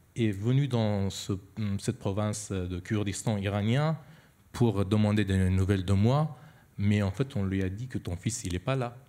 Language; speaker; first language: French; non-native, fluent; Persian